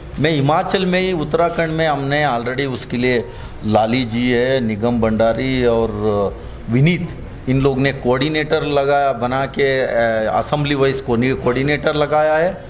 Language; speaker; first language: Hindi; non-native, local second language; Kannada